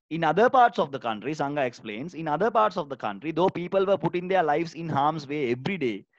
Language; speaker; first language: English; non-native, local second language; Sinhala